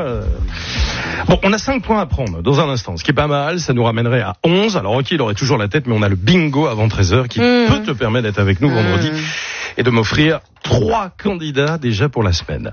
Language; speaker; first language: French; native; French